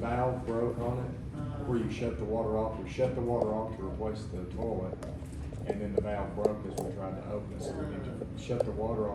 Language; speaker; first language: English; native; English